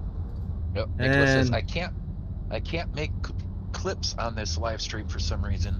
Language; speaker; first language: English; native; English